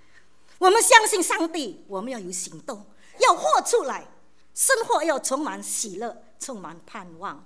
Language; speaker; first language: Chinese; native; Chinese